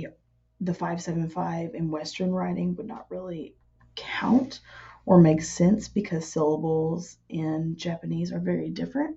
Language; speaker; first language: English; native; English